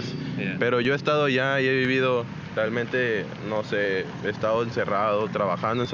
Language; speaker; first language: Spanish; native; Spanish